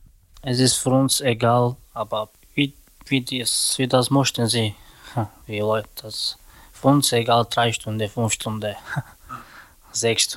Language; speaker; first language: German; non-native, learner; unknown